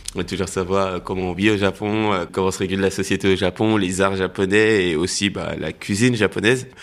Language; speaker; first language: French; native; French